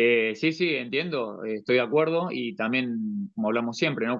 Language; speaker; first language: Spanish; native; Spanish